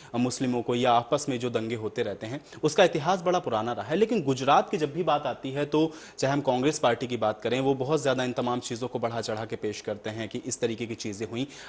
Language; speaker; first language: Hindi; native; Hindi